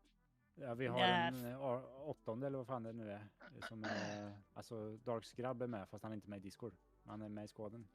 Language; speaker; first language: Swedish; native; Swedish